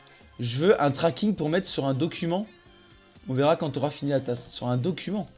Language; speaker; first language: French; native; French